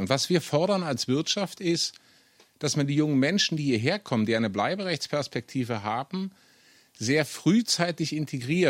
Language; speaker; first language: German; native; German